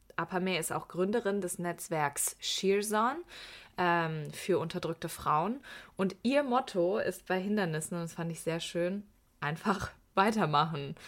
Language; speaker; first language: German; early bilingual, other home language; Persian